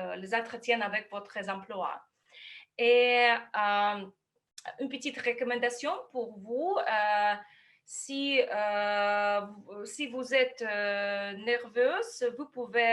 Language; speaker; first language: French; non-native, fluent; Russian